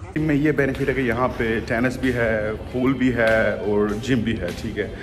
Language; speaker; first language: Urdu; non-native, local second language; Punjabi